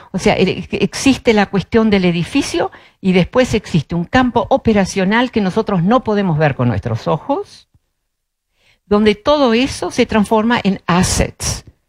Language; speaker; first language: Spanish; early bilingual, other home language; Dutch